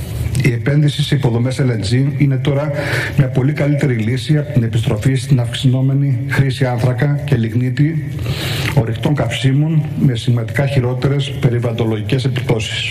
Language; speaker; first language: Greek; native; Greek